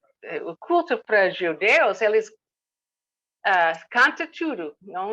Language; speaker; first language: Portuguese; non-native, learner; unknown